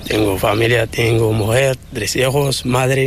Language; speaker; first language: Spanish; non-native, learner; Arabic